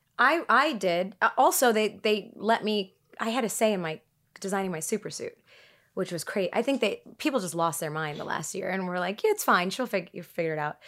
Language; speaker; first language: English; early bilingual, other home language; Tigrinya